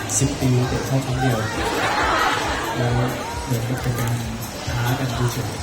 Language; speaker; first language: Thai; native; Thai